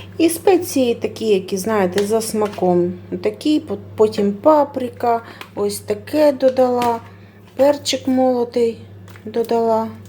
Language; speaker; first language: Ukrainian; non-native, local second language; Russian